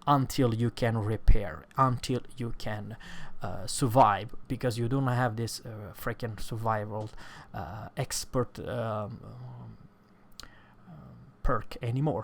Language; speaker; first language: English; non-native, fluent; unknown